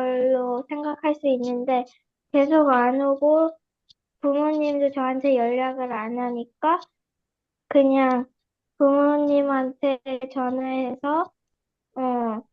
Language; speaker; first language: Korean; early bilingual, heritage; Korean